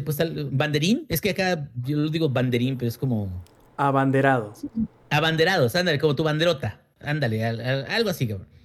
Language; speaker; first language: Spanish; native; Spanish